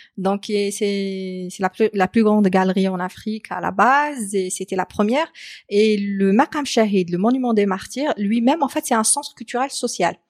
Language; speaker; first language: French; non-native, local second language; Arabic